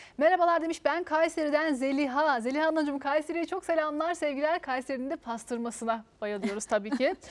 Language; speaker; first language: Turkish; native; Turkish